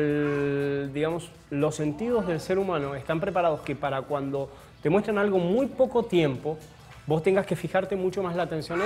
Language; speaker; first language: Spanish; native; Spanish